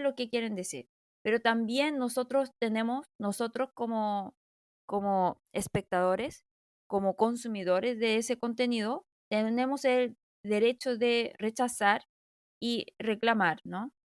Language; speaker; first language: Spanish; non-native, fluent; Korean